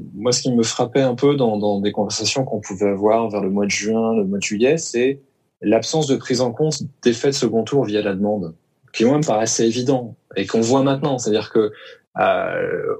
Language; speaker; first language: French; native; French